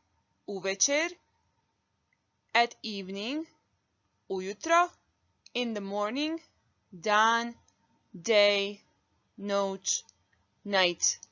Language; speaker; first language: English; non-native, fluent; Bosnian